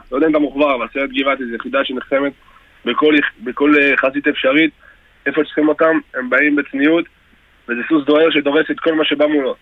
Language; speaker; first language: Hebrew; early bilingual, other home language; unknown